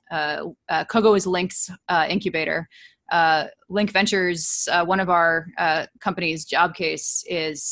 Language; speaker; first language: English; native; English